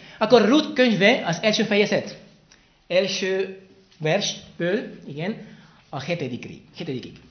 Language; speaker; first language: Hungarian; non-native, learner; Spanish